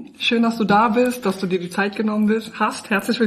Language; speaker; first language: German; native; German